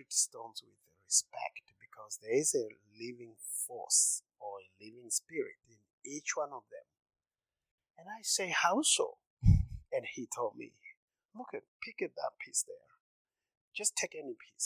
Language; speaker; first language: English; non-native, local second language; Shona